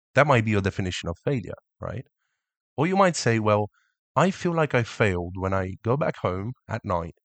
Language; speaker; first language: English; early bilingual, other home language; Romanian